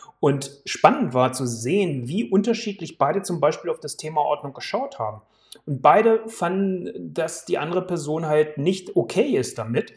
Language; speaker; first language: German; native; German